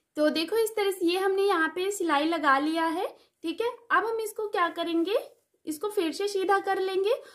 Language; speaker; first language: Hindi; native; Hindi